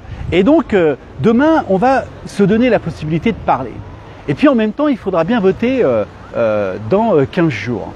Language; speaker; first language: French; native; French